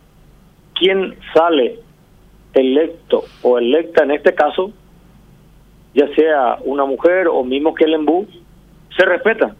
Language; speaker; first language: Spanish; native; Spanish